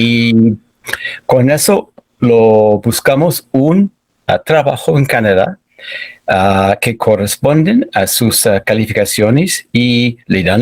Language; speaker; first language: Spanish; non-native, fluent; English